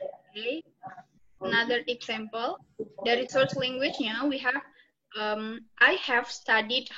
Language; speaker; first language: English; non-native, local second language; Indonesian